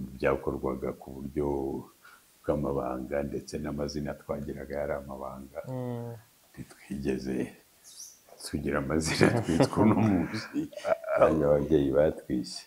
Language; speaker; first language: Kinyarwanda; early bilingual, heritage; Kinyarwanda